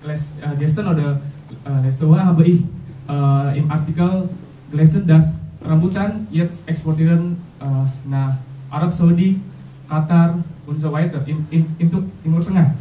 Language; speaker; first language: German; non-native, learner; Indonesian